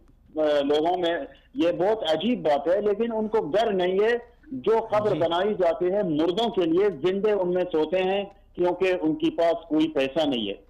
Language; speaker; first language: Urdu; non-native, fluent; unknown